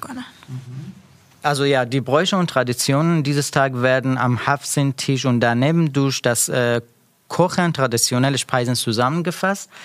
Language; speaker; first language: German; non-native, learner; Persian